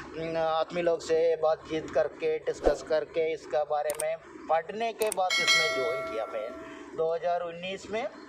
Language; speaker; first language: Hindi; non-native, local second language; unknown